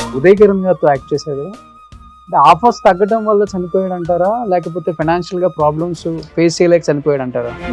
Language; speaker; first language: Telugu; native; Telugu